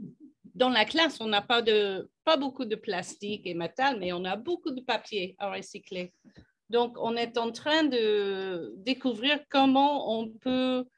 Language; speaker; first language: French; non-native, fluent; English